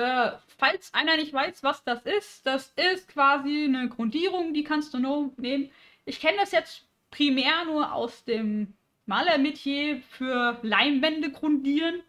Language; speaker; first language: German; native; German